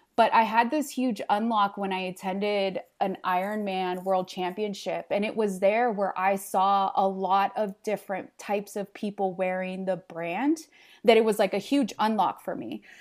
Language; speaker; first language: English; early bilingual, other home language; Spanish